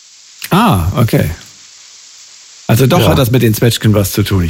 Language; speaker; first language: German; native; German